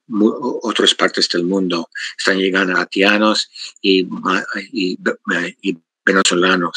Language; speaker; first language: Spanish; non-native, fluent; English